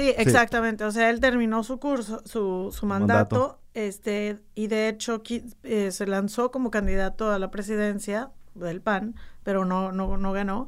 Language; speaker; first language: Spanish; native; Spanish